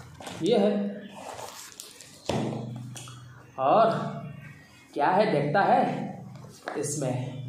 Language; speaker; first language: Hindi; non-native, local second language; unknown